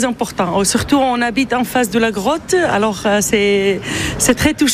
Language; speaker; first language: French; non-native, fluent; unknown